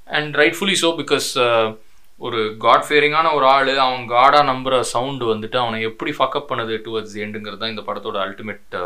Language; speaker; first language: Tamil; native; Tamil